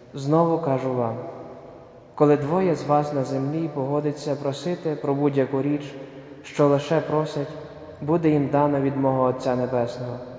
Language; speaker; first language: Ukrainian; native; Ukrainian